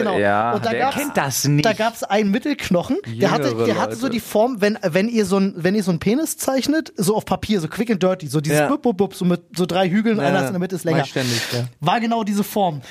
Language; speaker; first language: German; native; German